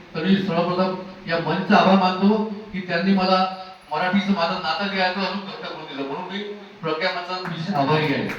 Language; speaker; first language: Marathi; non-native, local second language; Hindi